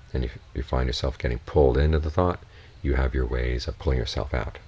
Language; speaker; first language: English; native; English